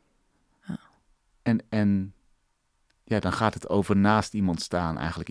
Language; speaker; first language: Dutch; native; Dutch